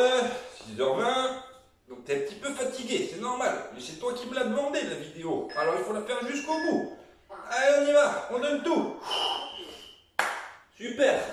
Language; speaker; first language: French; native; French